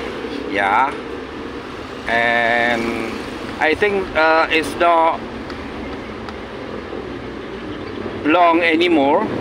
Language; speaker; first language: English; non-native, learner; Indonesian